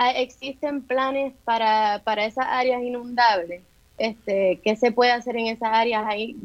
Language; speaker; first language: Spanish; native; Spanish